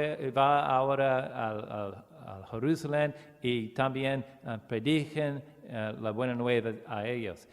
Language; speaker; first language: Spanish; non-native, learner; English